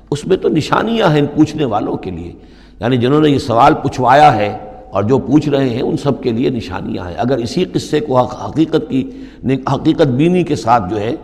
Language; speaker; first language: Urdu; non-native, local second language; Punjabi